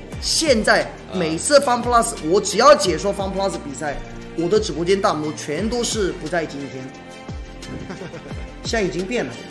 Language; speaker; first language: Chinese; native; Chinese